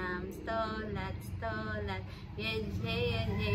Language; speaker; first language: Polish; non-native, learner; Cebuano